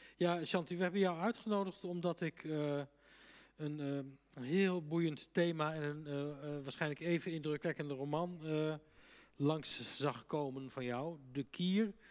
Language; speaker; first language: Dutch; native; Dutch